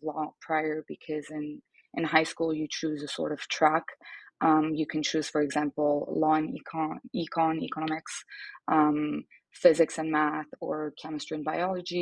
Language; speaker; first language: English; non-native, fluent; French